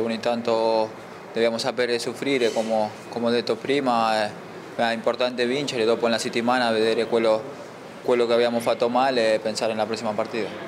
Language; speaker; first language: Italian; non-native, fluent; Spanish